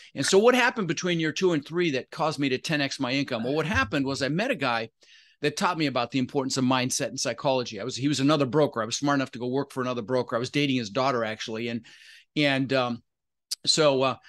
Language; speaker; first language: English; native; English